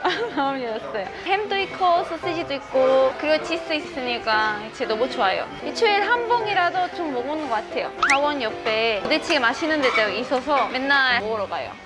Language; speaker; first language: Korean; non-native, fluent; Spanish